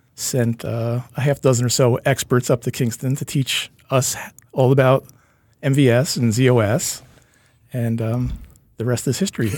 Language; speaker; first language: English; native; English